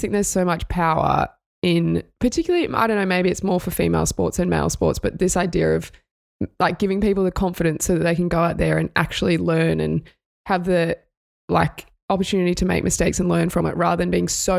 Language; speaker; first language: English; native; English